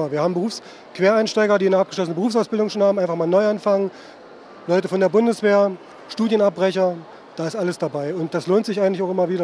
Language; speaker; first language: German; native; German